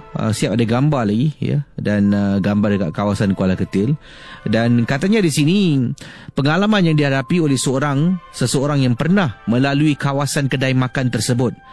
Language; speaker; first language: Malay; native; Malay